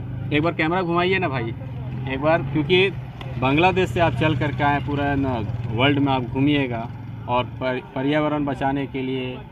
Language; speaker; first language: Hindi; native; Hindi